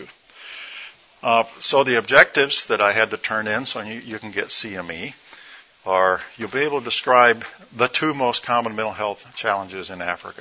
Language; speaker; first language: English; native; English